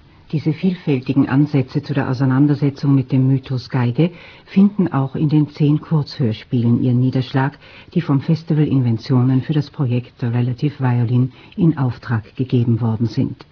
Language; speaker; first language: German; native; German